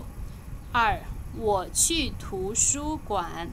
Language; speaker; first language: Chinese; non-native, fluent; Lao